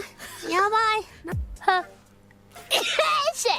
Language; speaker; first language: Japanese; native; Japanese